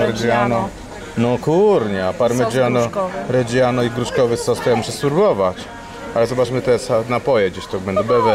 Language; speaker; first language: Polish; native; Polish